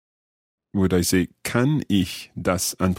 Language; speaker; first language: German; non-native, learner; English